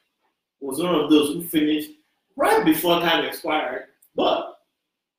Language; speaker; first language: English; non-native, local second language; Igbo